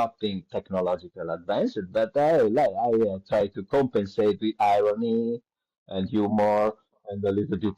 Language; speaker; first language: English; non-native, learner; Italian